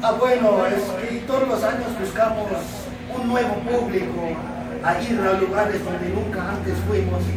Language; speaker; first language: Spanish; non-native, fluent; Afrikaans